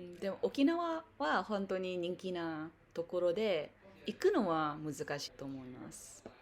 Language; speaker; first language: Japanese; non-native, fluent; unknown